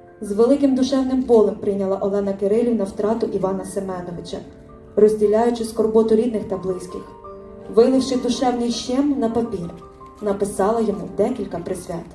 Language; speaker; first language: Ukrainian; native; Ukrainian